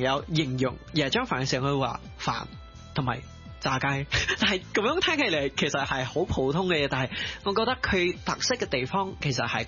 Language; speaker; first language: Cantonese; early bilingual, heritage; Cantonese